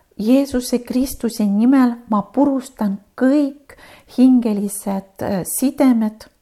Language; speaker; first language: Estonian; native; Estonian